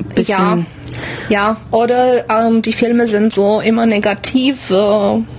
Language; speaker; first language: German; non-native, fluent; Romanian